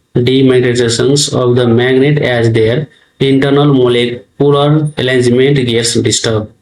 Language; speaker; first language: English; non-native, local second language; Nepali